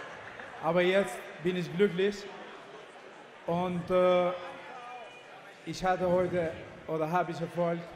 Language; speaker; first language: German; non-native, fluent; Albanian